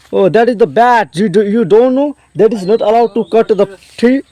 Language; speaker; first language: English; non-native, learner; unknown